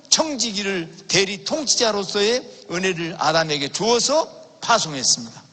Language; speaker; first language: Korean; native; Korean